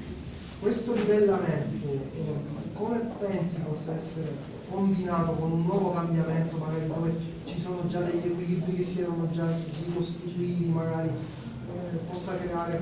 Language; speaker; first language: Italian; native; Italian